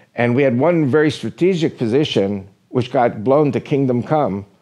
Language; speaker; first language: English; native; English